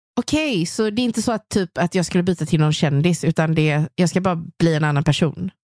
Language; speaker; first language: Swedish; native; Swedish